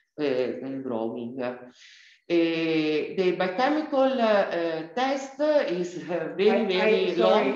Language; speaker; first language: English; non-native, learner; Italian